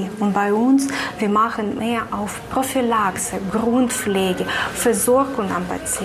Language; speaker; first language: German; non-native, fluent; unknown